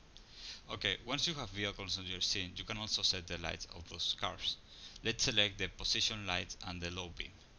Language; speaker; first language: English; non-native, fluent; Spanish